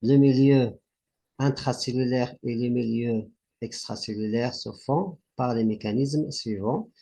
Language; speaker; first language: French; non-native, local second language; Arabic